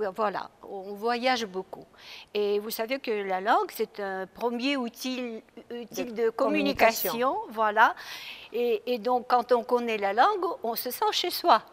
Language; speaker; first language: French; non-native, fluent; Russian